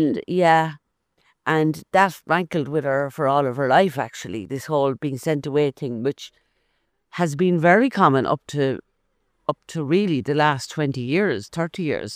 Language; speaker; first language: English; native; English